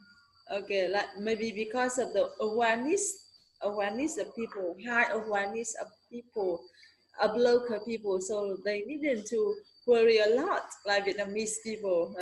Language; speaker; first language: English; non-native, learner; Vietnamese